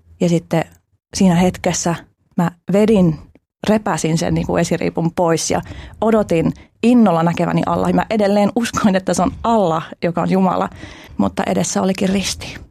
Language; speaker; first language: Finnish; early bilingual, other home language; Albanian